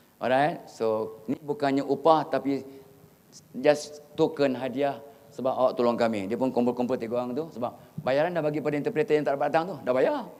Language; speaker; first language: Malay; native; Malay